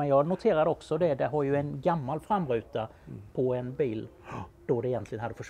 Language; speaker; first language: Swedish; native; Swedish